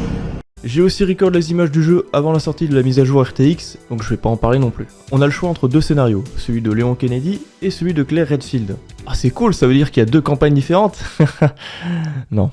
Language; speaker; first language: French; native; French